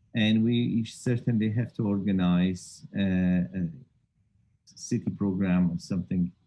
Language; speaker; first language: English; non-native, fluent; Armenian